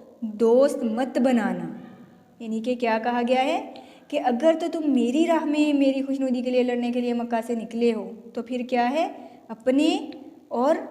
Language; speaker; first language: Urdu; native; Urdu